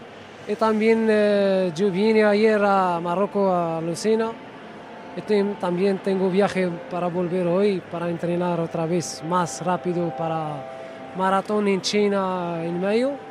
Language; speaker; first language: Spanish; non-native, learner; Arabic